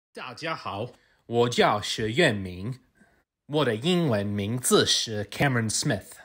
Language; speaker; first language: Chinese; non-native, learner; English